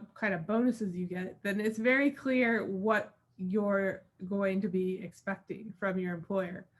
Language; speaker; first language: English; native; English